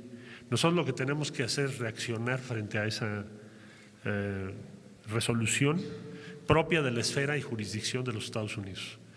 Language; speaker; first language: Spanish; native; Spanish